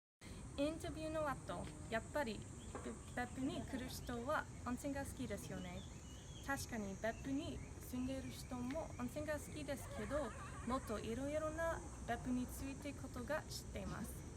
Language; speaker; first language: Japanese; non-native, learner; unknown